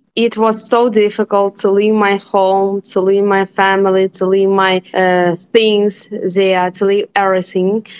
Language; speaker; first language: English; non-native, learner; Ukrainian